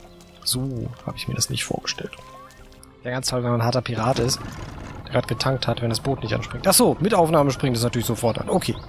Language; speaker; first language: German; native; German